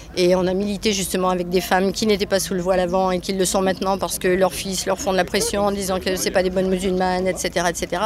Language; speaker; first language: French; native; French